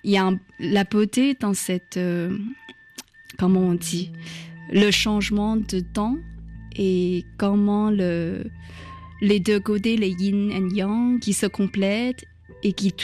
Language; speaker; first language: French; non-native, fluent; Chinese